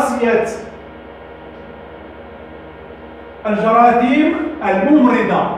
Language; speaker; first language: Arabic; native; Arabic